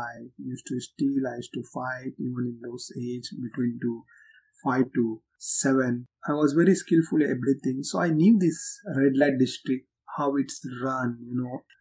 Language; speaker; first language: English; non-native, local second language; Hindi